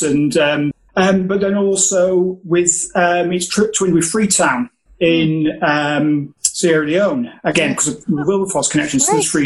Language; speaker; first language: English; native; English